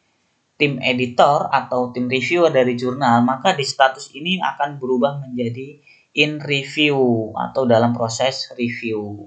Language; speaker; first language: Indonesian; native; Indonesian